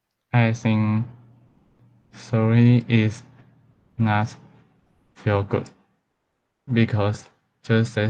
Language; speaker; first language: English; non-native, learner; Chinese